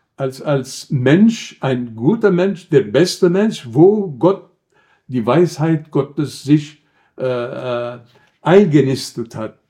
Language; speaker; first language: German; non-native, fluent; Arabic